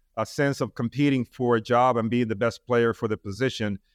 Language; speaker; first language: English; non-native, fluent; Spanish